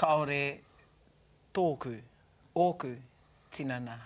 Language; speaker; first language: Māori; non-native, learner; English